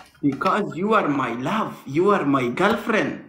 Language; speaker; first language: English; non-native, learner; Persian